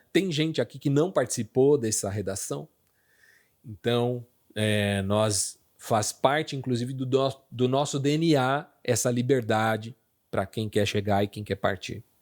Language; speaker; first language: Portuguese; native; Portuguese